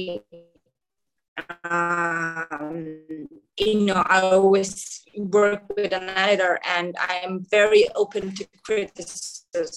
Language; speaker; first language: English; non-native, fluent; Macedonian